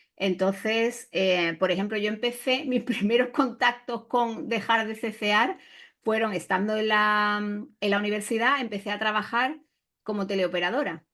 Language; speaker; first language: Spanish; native; Spanish